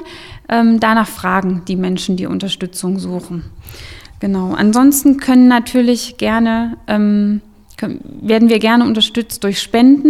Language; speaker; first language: German; native; German